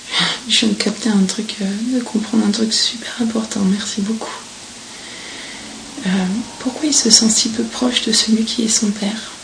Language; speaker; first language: French; native; French